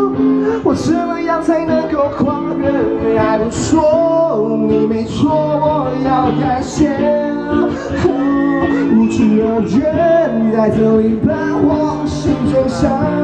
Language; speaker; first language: Chinese; native; Chinese